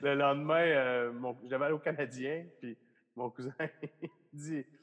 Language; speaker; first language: French; native; French